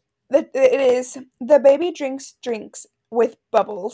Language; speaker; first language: English; early bilingual, other home language; Spanish